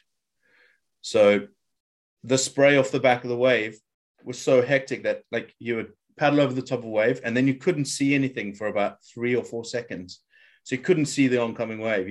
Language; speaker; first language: English; native; English